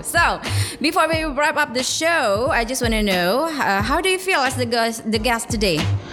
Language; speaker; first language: English; non-native, fluent; Indonesian